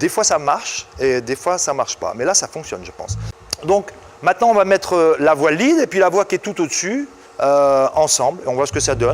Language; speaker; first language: French; native; French